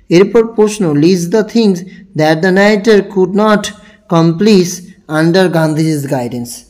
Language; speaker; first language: English; non-native, local second language; Bangla